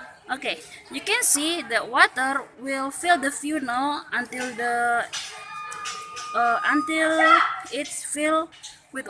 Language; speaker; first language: English; non-native, learner; Indonesian